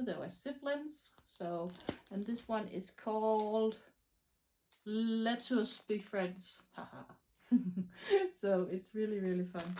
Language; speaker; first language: English; non-native, fluent; Danish